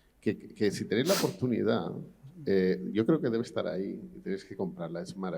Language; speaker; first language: Spanish; native; Spanish